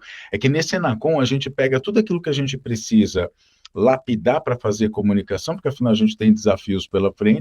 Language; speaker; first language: Portuguese; native; Portuguese